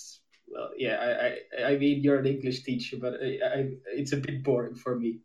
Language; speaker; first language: English; non-native, fluent; Dutch